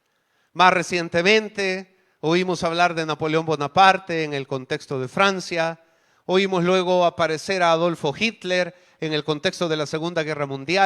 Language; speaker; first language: Spanish; native; Spanish